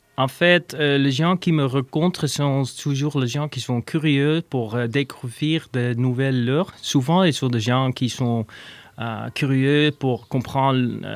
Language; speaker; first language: French; non-native, learner; Dutch